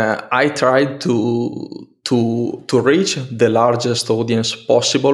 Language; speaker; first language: English; non-native, fluent; Italian